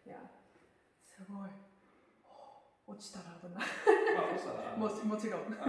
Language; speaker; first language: Japanese; non-native, fluent; English